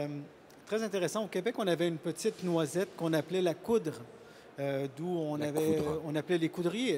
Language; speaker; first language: French; native; French